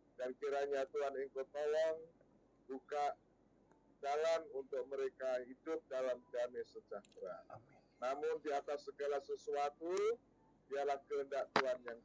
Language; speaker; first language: Indonesian; native; Indonesian